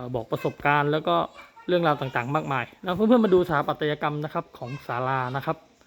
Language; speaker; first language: Thai; native; Thai